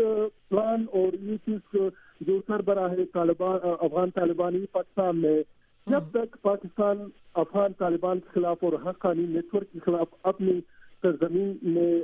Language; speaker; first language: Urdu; non-native, learner; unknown